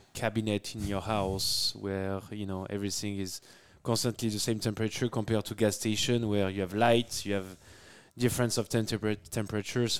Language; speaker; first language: English; non-native, fluent; French